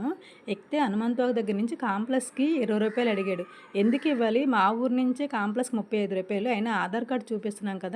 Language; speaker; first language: Telugu; native; Telugu